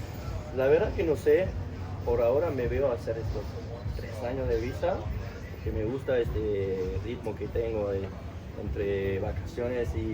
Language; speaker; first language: Spanish; non-native, fluent; French